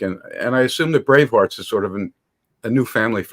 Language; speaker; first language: English; native; English